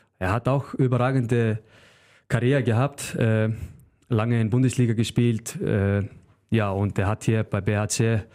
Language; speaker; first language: German; non-native, learner; Icelandic